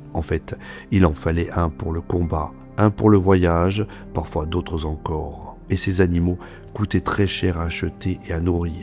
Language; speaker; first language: French; native; French